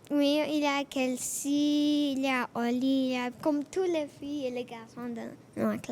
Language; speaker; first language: French; non-native, learner; English